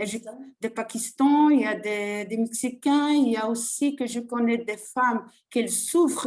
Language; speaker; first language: French; non-native, learner; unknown